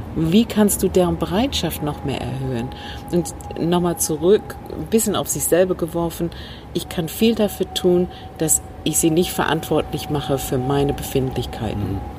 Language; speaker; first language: German; non-native, fluent; English